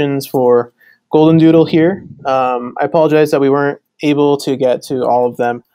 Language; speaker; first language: English; native; English